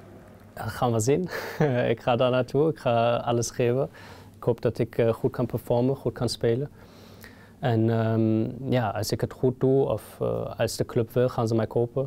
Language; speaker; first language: Dutch; non-native, fluent; German